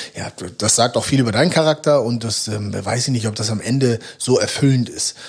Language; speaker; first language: German; native; German